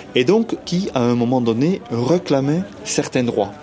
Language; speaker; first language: French; non-native, fluent; Dutch